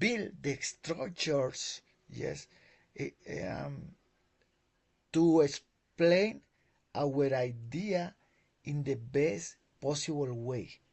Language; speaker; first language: English; non-native, learner; Spanish